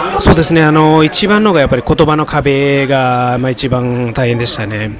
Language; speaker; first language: Japanese; non-native, fluent; Nepali